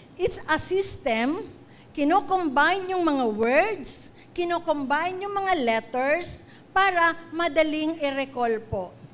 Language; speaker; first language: Filipino; non-native, local second language; Cebuano